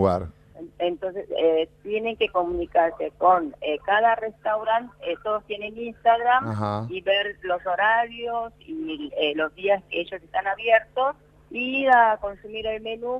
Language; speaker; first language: Spanish; early bilingual, other home language; Korean